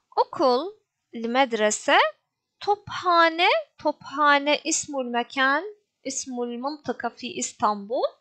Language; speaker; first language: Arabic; non-native, fluent; Turkish